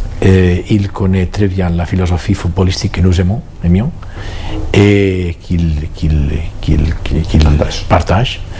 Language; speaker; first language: French; non-native, fluent; Catalan